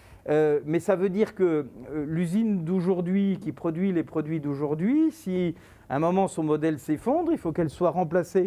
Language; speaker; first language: French; native; French